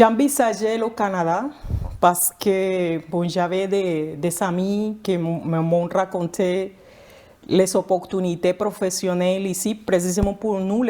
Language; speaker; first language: French; non-native, fluent; Spanish